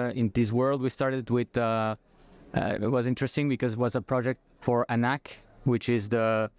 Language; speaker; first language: English; non-native, fluent; French